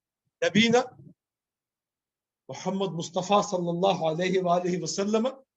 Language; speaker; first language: Arabic; non-native, learner; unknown